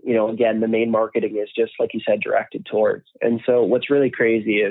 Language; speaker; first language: English; native; English